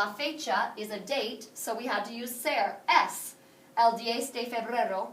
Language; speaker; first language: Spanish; non-native, fluent; English